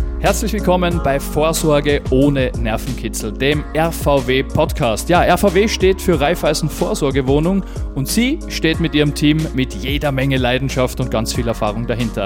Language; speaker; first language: German; native; German